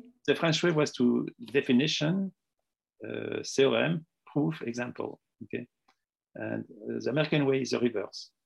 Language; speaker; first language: English; non-native, fluent; French